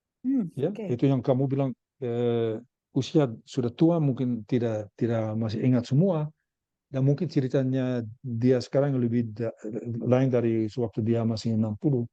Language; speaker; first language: Indonesian; non-native, learner; Dutch